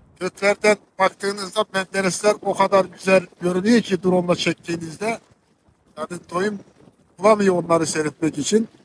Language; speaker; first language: Turkish; native; Turkish